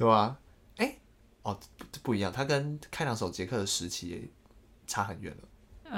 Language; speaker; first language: Chinese; native; Chinese